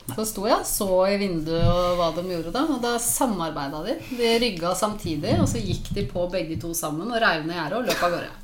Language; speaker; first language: Norwegian; native; Norwegian